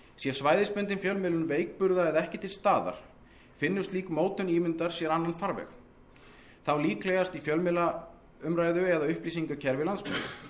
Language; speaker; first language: Icelandic; native; Icelandic